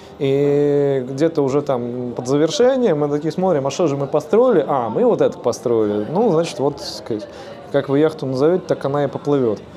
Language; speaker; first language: Russian; native; Russian